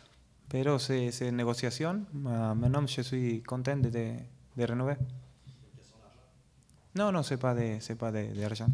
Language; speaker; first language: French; non-native, learner; Spanish